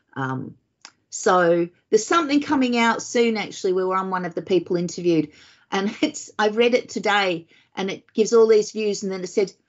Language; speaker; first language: English; native; English